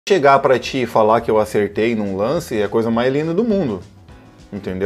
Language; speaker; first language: Portuguese; native; Portuguese